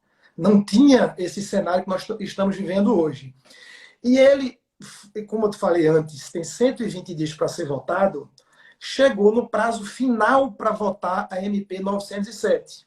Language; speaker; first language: Portuguese; native; Portuguese